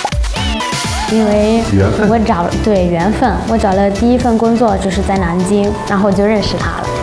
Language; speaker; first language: Chinese; non-native, fluent; Italian